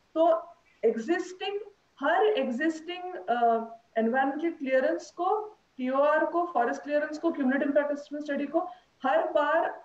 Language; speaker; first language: Hindi; non-native, local second language; Marathi